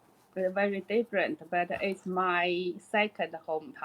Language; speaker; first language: English; non-native, learner; Chinese